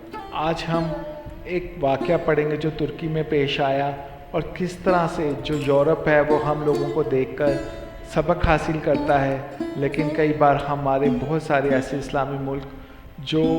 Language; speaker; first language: Urdu; native; Urdu